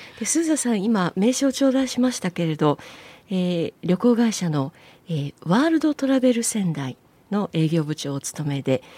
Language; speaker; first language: Japanese; native; Japanese